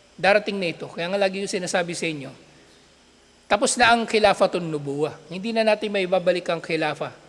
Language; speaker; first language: Filipino; native; Filipino